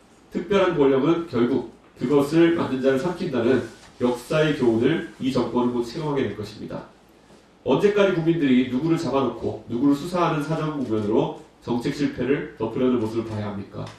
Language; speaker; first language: Korean; native; Korean